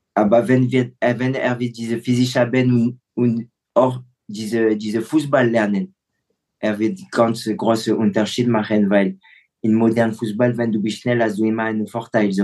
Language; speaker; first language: German; non-native, fluent; French